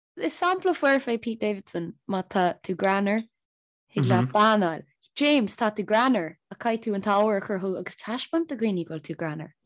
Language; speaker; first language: Irish; native; Irish